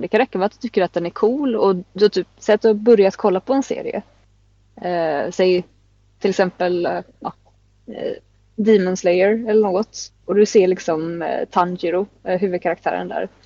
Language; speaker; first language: Swedish; native; Swedish